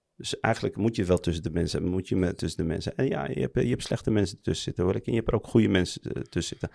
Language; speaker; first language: Dutch; early bilingual, other home language; Arabic